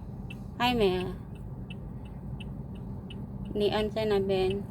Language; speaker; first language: Chinese; non-native, learner; Filipino